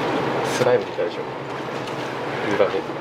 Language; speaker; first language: Japanese; native; Japanese